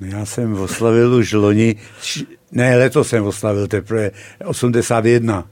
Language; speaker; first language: Czech; native; Czech